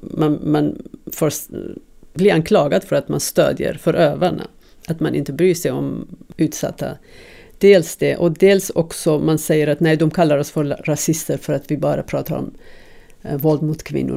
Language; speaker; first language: Swedish; non-native, fluent; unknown